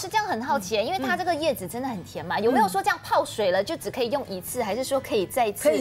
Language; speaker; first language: Chinese; native; Chinese